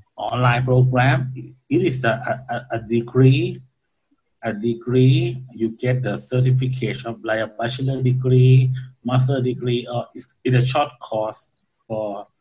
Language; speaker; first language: English; non-native, learner; Thai